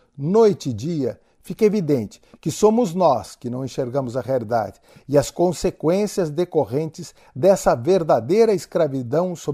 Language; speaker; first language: Portuguese; native; Portuguese